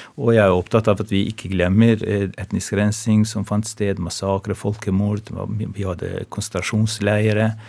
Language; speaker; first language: Norwegian; non-native, fluent; Albanian